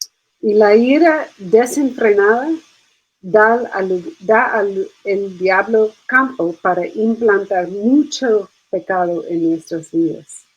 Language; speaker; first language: Spanish; non-native, fluent; English